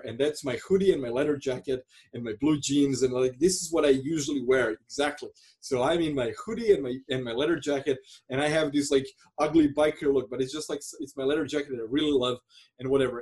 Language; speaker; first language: English; non-native, fluent; Croatian